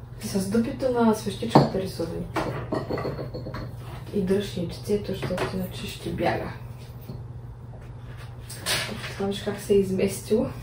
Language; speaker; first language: Bulgarian; native; Bulgarian